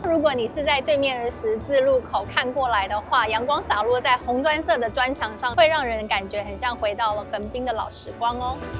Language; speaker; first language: Chinese; native; Chinese